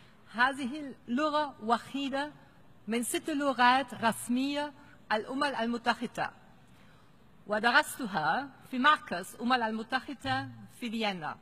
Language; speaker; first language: Arabic; non-native, fluent; German